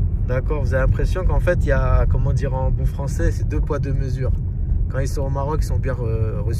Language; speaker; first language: French; early bilingual, other home language; Arabic